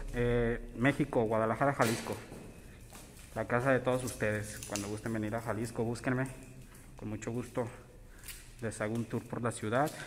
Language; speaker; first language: Spanish; native; Spanish